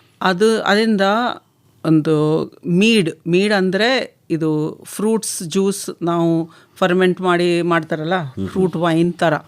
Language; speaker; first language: Kannada; non-native, local second language; Malayalam